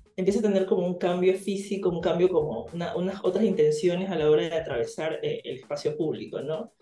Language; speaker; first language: Spanish; native; Spanish